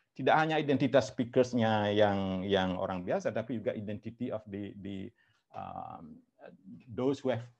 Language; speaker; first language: Indonesian; non-native, local second language; Balinese